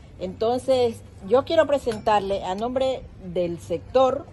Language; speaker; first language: Spanish; native; Spanish